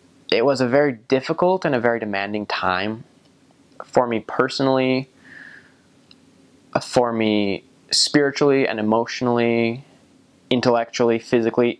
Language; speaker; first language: English; native; English